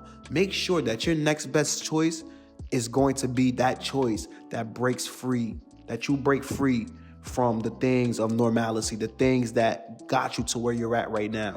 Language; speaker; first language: English; native; English